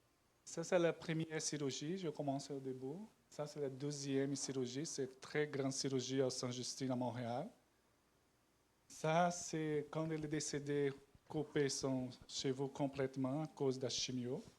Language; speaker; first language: French; non-native, learner; Portuguese